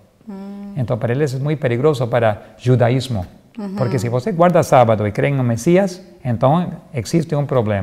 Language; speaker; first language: Portuguese; non-native, fluent; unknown